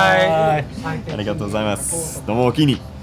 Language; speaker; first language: Japanese; non-native, learner; English